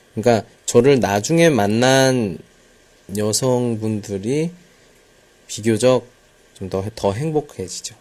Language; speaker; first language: Korean; native; Korean